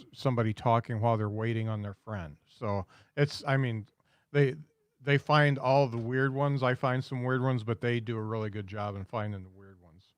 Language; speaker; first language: English; native; English